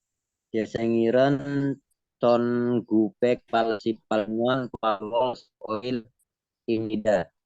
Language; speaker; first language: Korean; non-native, learner; Indonesian